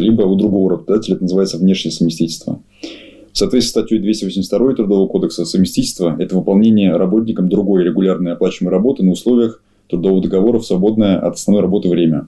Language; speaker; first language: Russian; native; Russian